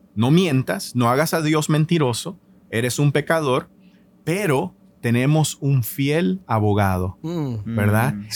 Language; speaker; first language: Spanish; native; Spanish